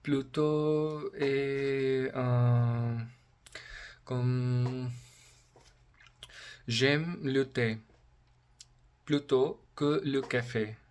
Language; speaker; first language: French; non-native, learner; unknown